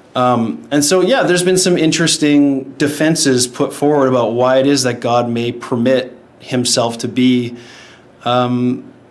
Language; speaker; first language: English; native; English